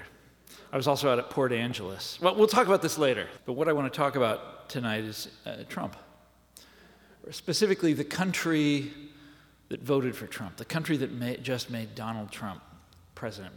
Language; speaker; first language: English; native; English